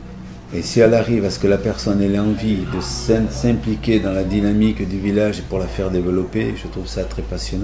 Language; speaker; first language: French; native; French